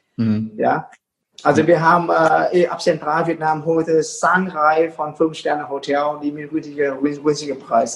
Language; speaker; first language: German; non-native, fluent; Vietnamese